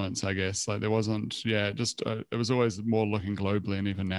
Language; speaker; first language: English; native; English